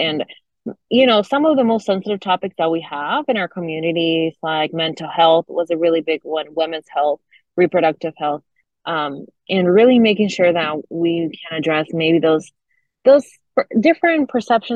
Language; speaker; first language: English; non-native, fluent; Spanish